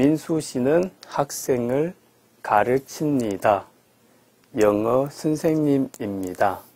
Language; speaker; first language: Korean; non-native, fluent; Chinese